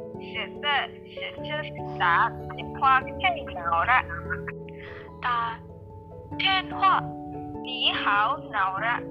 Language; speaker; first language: Chinese; non-native, learner; Indonesian